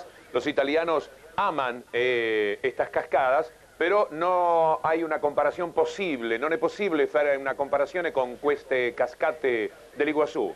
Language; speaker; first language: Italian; non-native, fluent; Spanish